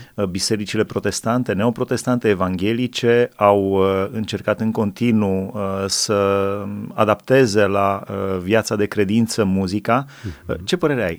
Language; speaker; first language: Romanian; native; Romanian